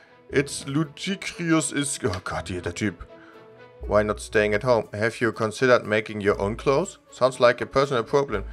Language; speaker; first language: English; non-native, fluent; German